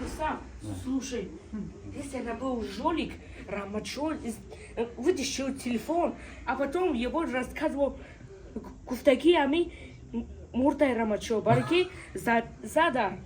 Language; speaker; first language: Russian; non-native, learner; Tajik